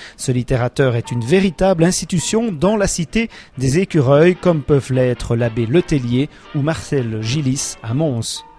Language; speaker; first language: French; native; French